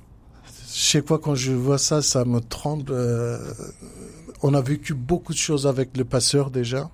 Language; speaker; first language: French; non-native, learner; Kurdish